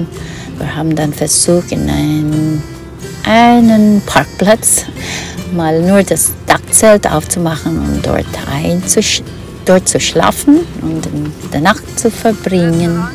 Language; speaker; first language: German; non-native, fluent; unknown